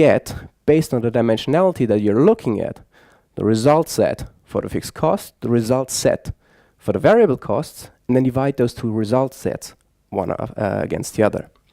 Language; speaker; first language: English; non-native, fluent; German